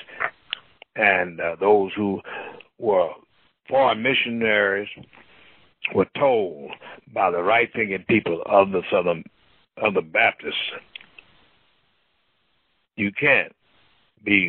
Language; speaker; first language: English; native; English